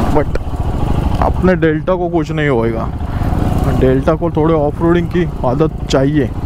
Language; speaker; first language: Hindi; non-native, local second language; Marathi